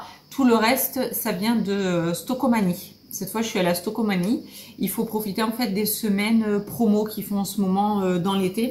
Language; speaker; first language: French; native; French